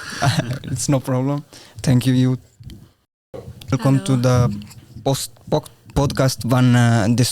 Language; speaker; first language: English; non-native, learner; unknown